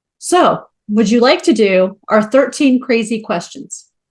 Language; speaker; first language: English; native; English